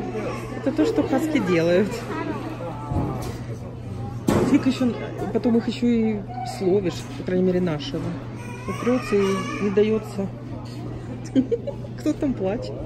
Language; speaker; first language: Russian; native; Russian